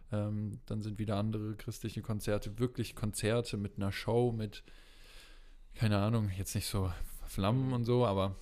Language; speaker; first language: German; native; German